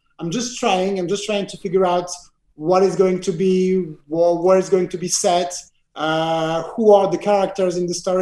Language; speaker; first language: English; non-native, fluent; French